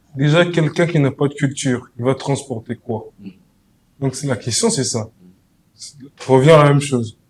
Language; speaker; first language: French; non-native, local second language; Lingala